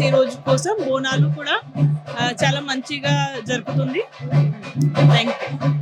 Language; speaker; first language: Telugu; non-native, local second language; Hindi